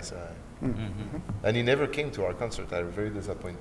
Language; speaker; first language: English; non-native, fluent; French